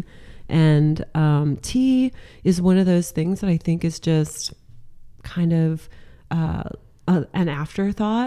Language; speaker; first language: English; native; English